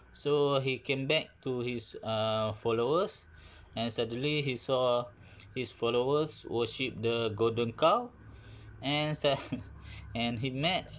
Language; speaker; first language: English; non-native, learner; Malay